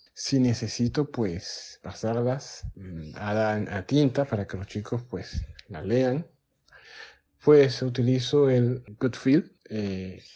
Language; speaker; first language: Spanish; native; Spanish